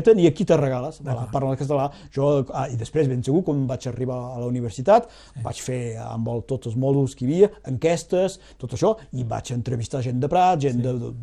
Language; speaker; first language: Catalan; non-native, local second language; French